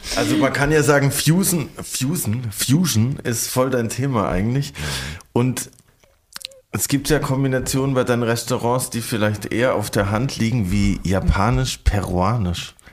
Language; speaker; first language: German; native; German